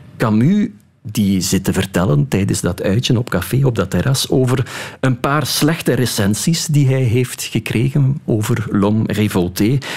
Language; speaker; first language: Dutch; native; Dutch